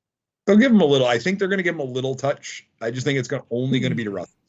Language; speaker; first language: English; native; English